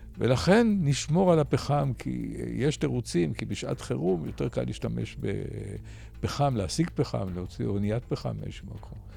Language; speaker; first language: Hebrew; native; Hebrew